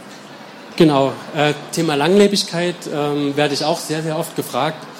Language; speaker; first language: German; native; German